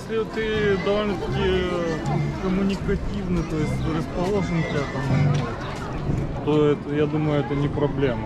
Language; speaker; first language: Russian; native; Russian